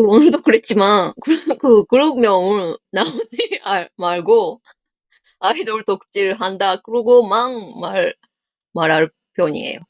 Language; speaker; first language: Korean; non-native, learner; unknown